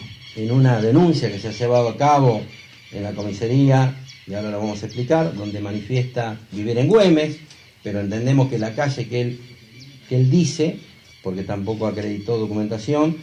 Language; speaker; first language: Spanish; native; Spanish